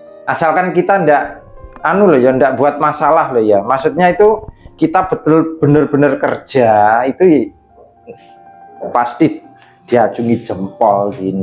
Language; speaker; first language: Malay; non-native, local second language; Javanese